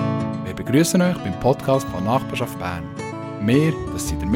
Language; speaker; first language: German; native; German